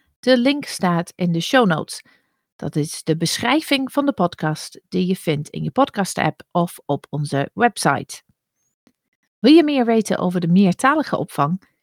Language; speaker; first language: Dutch; non-native, fluent; English